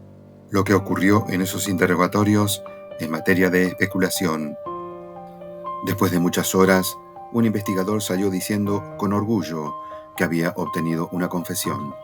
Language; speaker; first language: Spanish; native; Spanish